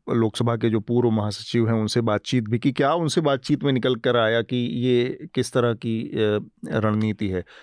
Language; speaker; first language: Hindi; native; Hindi